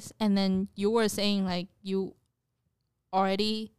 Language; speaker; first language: English; native; English